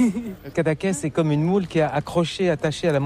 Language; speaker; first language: French; native; French